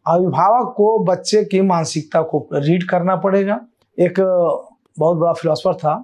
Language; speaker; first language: Hindi; native; Hindi